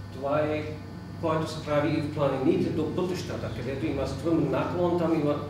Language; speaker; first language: Bulgarian; non-native, fluent; German